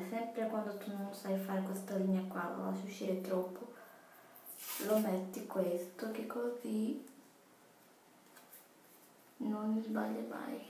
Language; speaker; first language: Italian; non-native, fluent; Portuguese